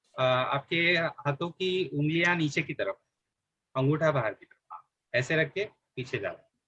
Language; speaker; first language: Hindi; non-native, local second language; Marathi